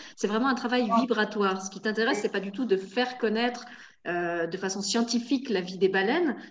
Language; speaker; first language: French; native; French